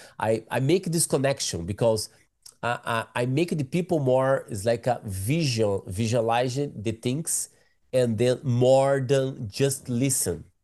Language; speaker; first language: English; non-native, learner; Portuguese